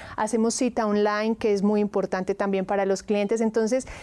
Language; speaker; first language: Spanish; native; Spanish